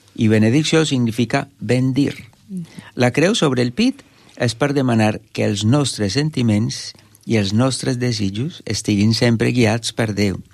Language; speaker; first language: Catalan; non-native, fluent; Spanish